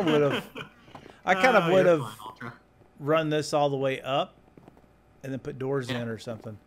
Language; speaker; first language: English; native; English